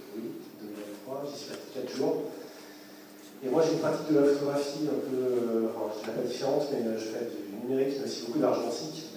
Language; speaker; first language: French; native; French